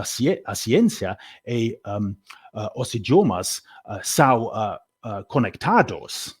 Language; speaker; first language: Portuguese; non-native, learner; English